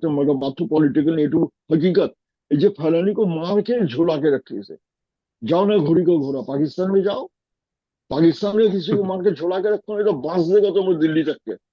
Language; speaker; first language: Hindi; non-native, fluent; Bangla